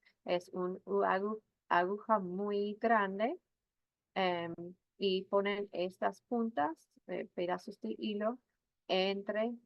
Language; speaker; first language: Spanish; non-native, fluent; English